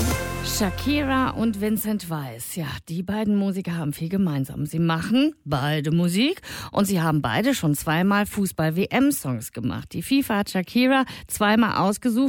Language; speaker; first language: German; native; German